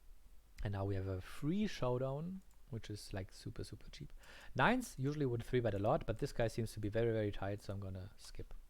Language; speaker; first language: English; non-native, fluent; German